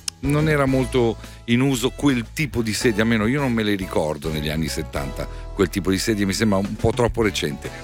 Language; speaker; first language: Italian; native; Italian